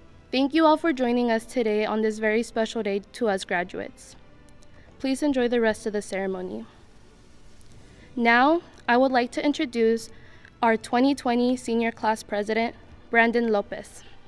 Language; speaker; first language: English; early bilingual, other home language; Spanish